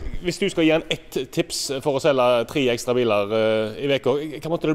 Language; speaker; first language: Norwegian; native; Norwegian